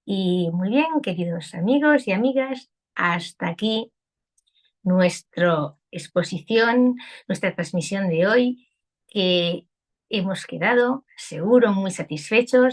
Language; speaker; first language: Spanish; native; Spanish